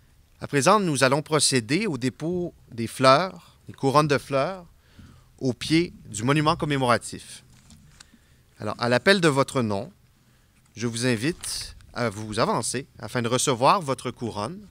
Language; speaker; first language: French; native; French